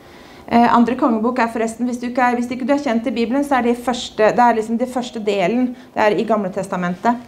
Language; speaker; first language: Norwegian; native; Norwegian